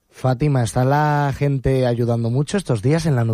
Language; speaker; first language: Spanish; native; Spanish